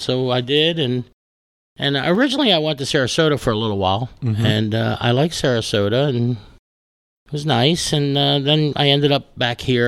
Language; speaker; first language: English; native; English